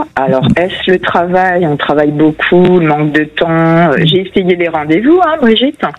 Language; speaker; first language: French; non-native, fluent; Portuguese